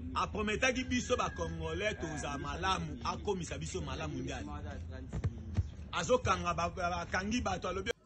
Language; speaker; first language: Lingala; native; Lingala